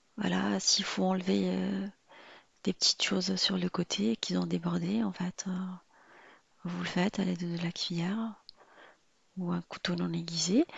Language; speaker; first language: French; non-native, local second language; Arabic